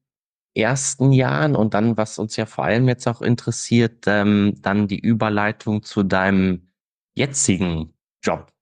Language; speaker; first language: German; native; German